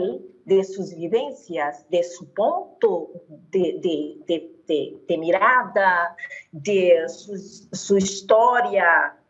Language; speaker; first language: Spanish; non-native, fluent; Portuguese